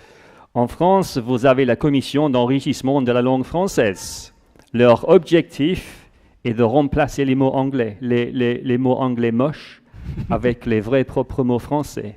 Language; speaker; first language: French; non-native, fluent; English